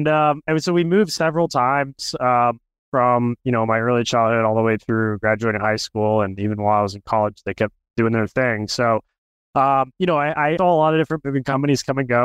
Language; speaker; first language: English; native; English